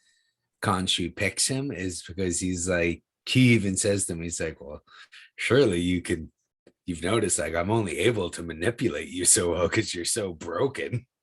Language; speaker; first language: English; native; English